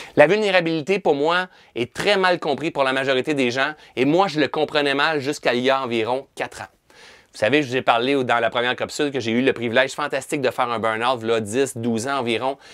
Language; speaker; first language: French; native; French